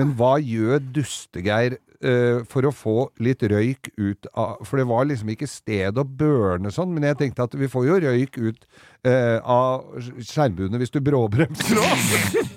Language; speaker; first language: Norwegian; native; Norwegian